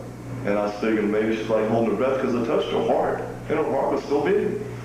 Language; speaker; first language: English; native; English